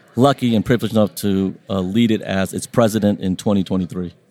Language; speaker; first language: English; early bilingual, other home language; Vietnamese